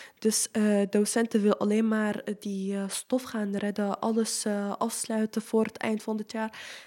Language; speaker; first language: Dutch; non-native, fluent; Arabic